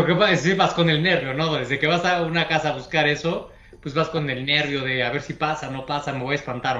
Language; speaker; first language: Spanish; native; Spanish